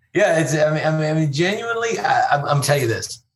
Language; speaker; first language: English; native; English